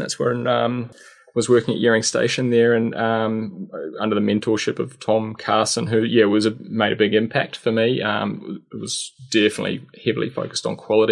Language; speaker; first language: English; native; English